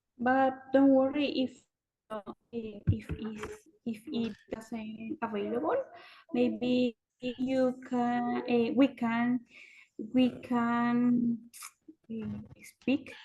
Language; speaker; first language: English; non-native, learner; Spanish